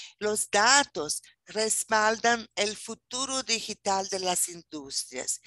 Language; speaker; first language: Spanish; non-native, fluent; Portuguese